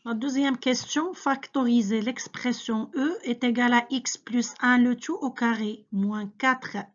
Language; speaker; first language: French; non-native, local second language; Arabic